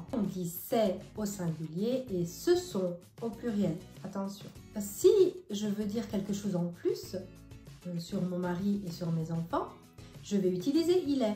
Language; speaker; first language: French; non-native, fluent; Italian